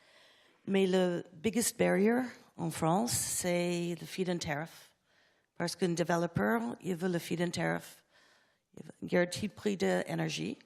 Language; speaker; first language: French; non-native, learner; English